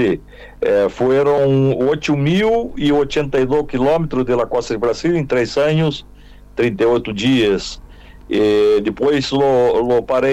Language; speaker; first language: Spanish; non-native, learner; Portuguese